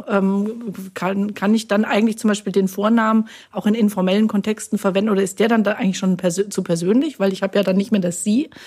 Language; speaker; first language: German; native; German